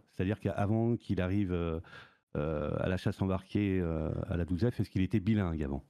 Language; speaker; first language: French; native; French